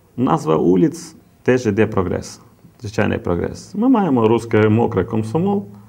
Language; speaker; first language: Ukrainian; non-native, local second language; Romanian